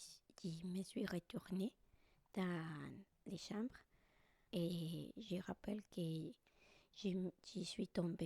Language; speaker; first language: French; non-native, learner; Spanish